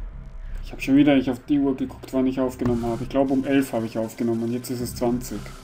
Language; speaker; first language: German; native; German